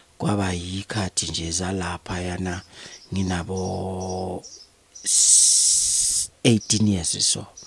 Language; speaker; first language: Zulu; native; Zulu